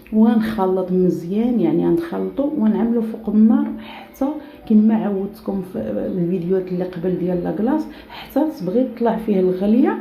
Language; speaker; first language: Arabic; native; Arabic